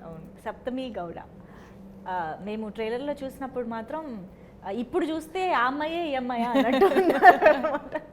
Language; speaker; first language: Telugu; native; Telugu